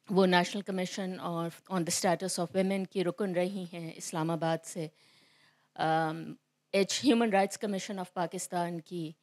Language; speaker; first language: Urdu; native; Urdu